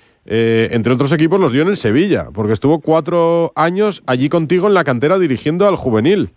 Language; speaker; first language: Spanish; native; Spanish